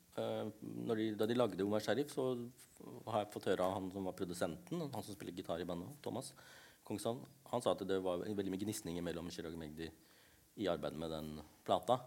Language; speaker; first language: Norwegian; early bilingual, other home language; Tamil